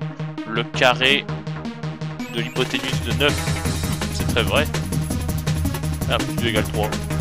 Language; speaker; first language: French; native; French